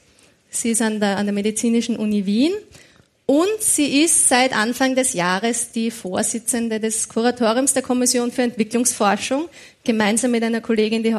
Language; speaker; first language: German; native; German